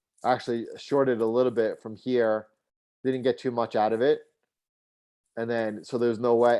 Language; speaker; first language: English; native; English